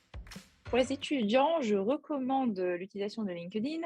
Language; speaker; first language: French; native; French